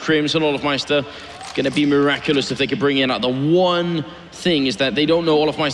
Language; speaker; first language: English; non-native, fluent; Swedish